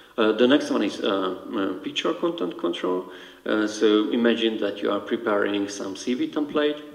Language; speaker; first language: English; non-native, fluent; Hungarian